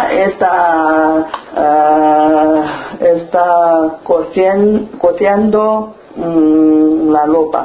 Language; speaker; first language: Spanish; non-native, learner; Chinese